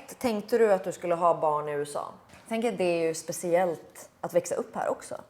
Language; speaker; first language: Swedish; native; Swedish